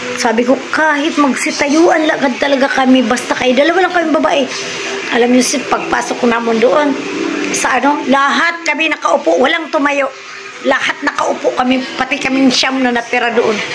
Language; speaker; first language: Filipino; non-native, local second language; Masbatenyo